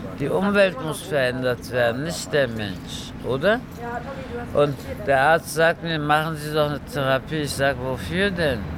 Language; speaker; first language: German; early bilingual, other home language; Turkish